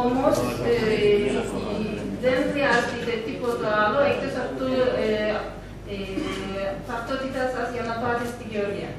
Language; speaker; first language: Greek; non-native, learner; Turkish